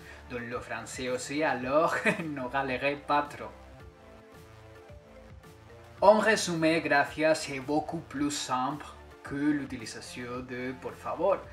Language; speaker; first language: French; non-native, fluent; Spanish